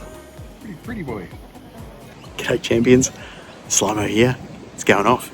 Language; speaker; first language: English; native; English